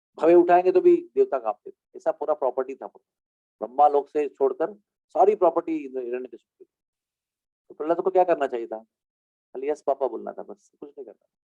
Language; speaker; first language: Hindi; non-native, local second language; Marathi